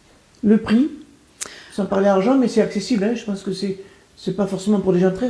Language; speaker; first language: French; native; French